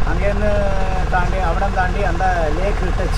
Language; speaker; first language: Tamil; non-native, local second language; Malayalam